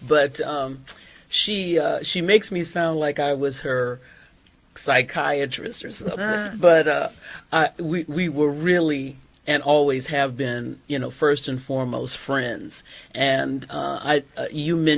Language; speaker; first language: English; native; English